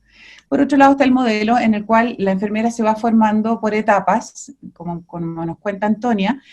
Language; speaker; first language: Spanish; native; Spanish